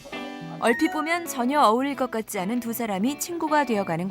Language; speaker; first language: Korean; native; Korean